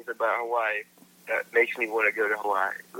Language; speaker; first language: English; non-native, local second language; Filipino